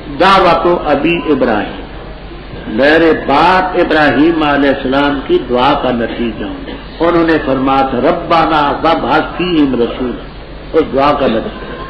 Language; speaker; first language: Urdu; non-native, local second language; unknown